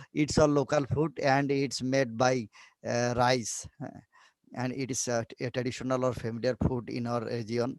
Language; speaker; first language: English; non-native, local second language; Bangla